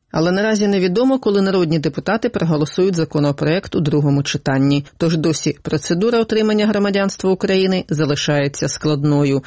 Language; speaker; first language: Ukrainian; native; Ukrainian